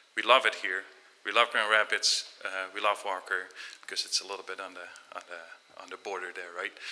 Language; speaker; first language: English; non-native, fluent; Dutch